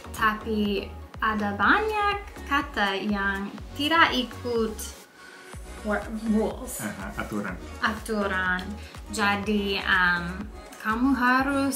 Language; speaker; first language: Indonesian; non-native, learner; English